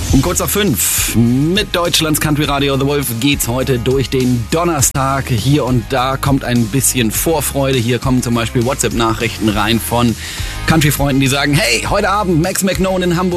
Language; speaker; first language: German; native; German